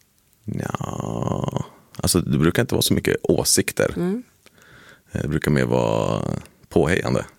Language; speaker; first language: Swedish; native; Swedish